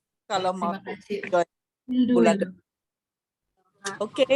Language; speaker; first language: Indonesian; native; Indonesian